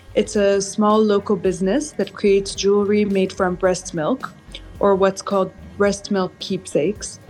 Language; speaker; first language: English; non-native, local second language; Arabic